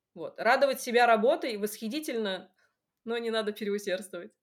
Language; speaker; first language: Russian; native; Russian